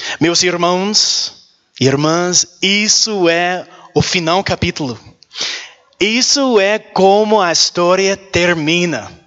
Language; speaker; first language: Portuguese; non-native, learner; English